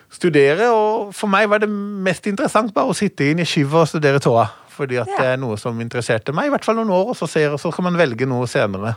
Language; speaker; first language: Norwegian; non-native, fluent; Hebrew